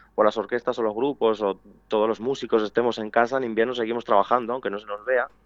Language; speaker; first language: Spanish; native; Spanish